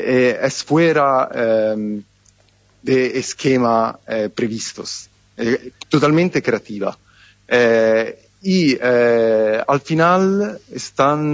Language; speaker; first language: Spanish; non-native, fluent; Italian